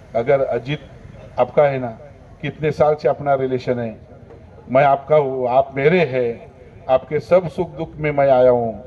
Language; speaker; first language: Hindi; non-native, local second language; Marathi